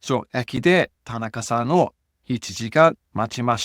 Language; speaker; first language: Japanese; non-native, fluent; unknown